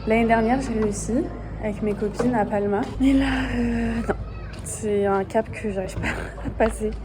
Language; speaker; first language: French; native; French